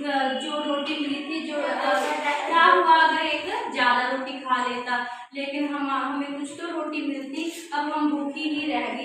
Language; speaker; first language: Hindi; native; Hindi